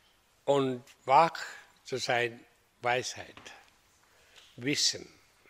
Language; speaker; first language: German; non-native, learner; Hindi